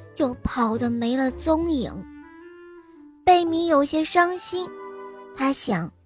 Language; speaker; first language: Chinese; native; Chinese